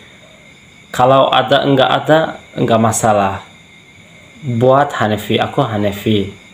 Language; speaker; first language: Indonesian; non-native, learner; Turkish